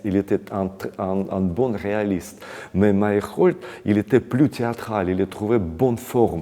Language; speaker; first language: French; non-native, fluent; Russian